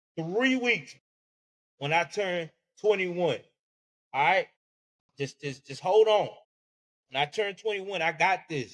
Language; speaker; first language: English; native; English